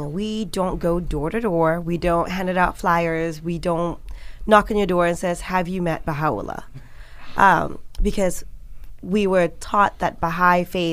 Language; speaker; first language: English; non-native, local second language; Malay